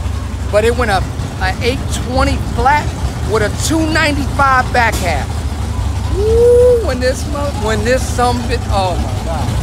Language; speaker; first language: English; native; English